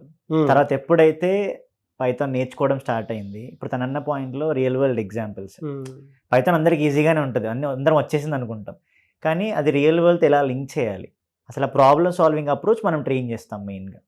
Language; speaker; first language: Telugu; native; Telugu